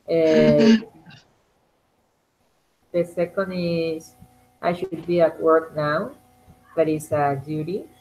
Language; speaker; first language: English; non-native, learner; Spanish